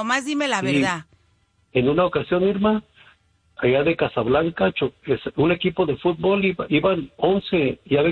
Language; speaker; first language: Spanish; native; Spanish